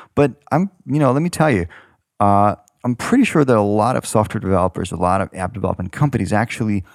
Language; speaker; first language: English; non-native, fluent; Ukrainian